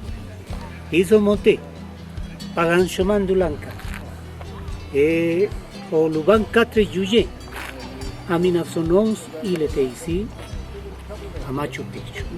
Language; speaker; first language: French; non-native, fluent; Spanish